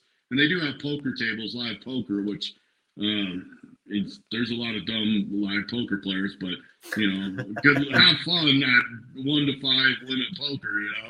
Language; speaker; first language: English; native; English